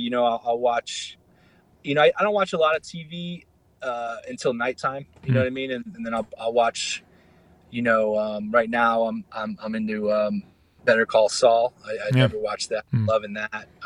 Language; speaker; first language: English; native; English